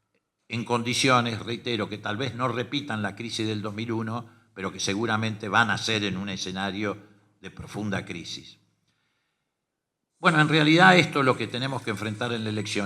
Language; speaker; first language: Spanish; native; Spanish